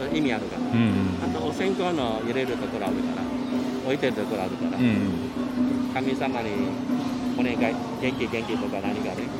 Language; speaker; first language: Japanese; non-native, learner; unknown